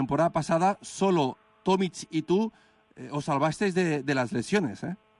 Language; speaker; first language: Spanish; non-native, local second language; Catalan